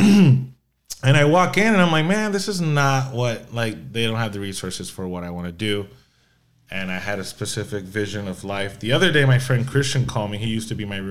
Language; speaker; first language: English; non-native, fluent; Spanish